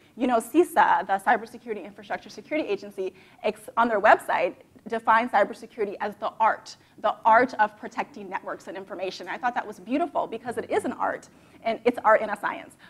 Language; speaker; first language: English; native; English